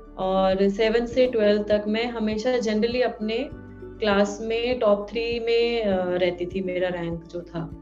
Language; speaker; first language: Hindi; native; Hindi